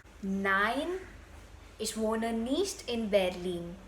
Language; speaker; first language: German; non-native, learner; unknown